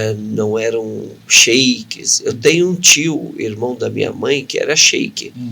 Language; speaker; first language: Portuguese; early bilingual, other home language; Arabic